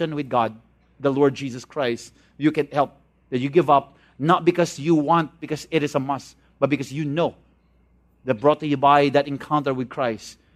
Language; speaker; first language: English; non-native, local second language; Cebuano